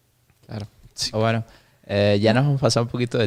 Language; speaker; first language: Spanish; native; Spanish